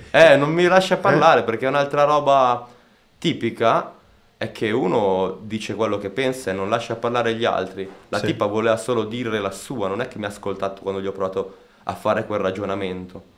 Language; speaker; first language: Italian; native; Italian